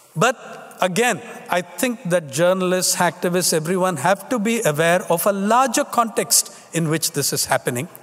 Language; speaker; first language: English; non-native, local second language; Tamil